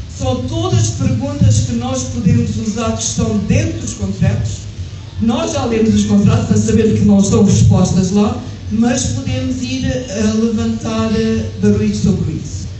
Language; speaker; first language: Portuguese; early bilingual, heritage; English